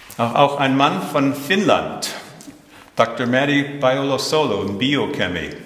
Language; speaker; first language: German; early bilingual, heritage; German